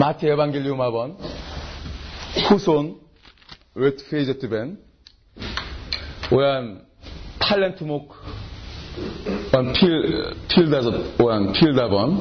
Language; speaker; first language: Hungarian; non-native, learner; Korean